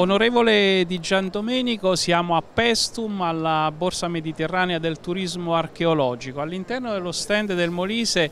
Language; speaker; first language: Italian; native; Italian